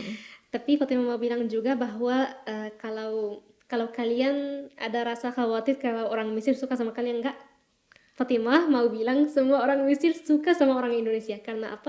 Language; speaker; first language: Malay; non-native, fluent; Arabic